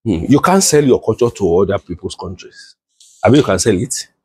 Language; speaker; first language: English; non-native, local second language; Yoruba